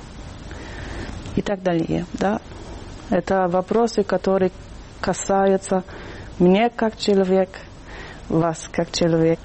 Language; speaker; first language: Russian; non-native, fluent; German